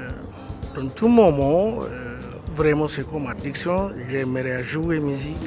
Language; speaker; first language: French; non-native, learner; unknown